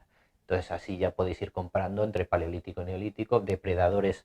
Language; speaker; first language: Spanish; native; Spanish